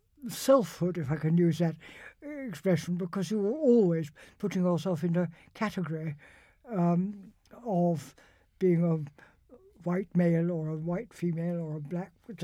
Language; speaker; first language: English; native; English